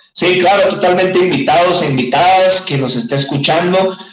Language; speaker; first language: Spanish; native; Spanish